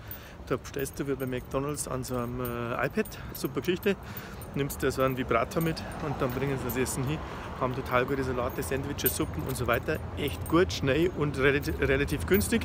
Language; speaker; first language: German; native; German